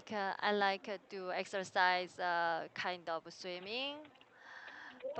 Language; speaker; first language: English; non-native, learner; Korean